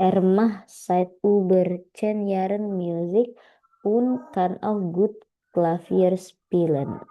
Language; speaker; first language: German; non-native, learner; Indonesian